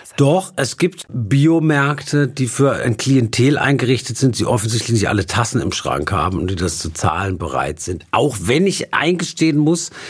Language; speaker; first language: German; native; German